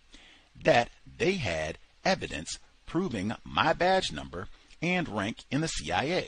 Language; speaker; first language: English; native; English